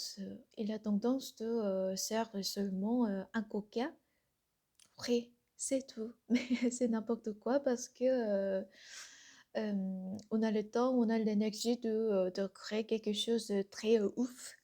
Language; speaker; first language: French; non-native, learner; Korean